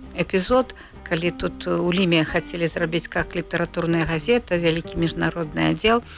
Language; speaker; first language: Belarusian; native; Belarusian